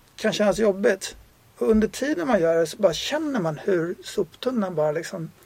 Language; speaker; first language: Swedish; native; Swedish